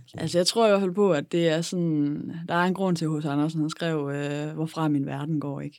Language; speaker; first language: Danish; native; Danish